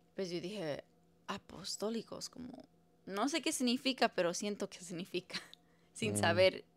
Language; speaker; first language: Spanish; early bilingual, heritage; Spanish